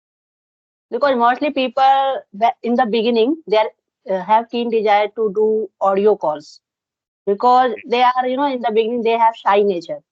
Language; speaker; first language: English; non-native, local second language; Hindi